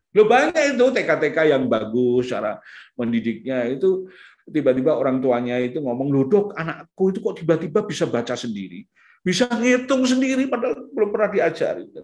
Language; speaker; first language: Indonesian; native; Indonesian